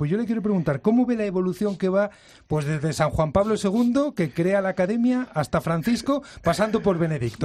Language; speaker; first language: Spanish; native; Spanish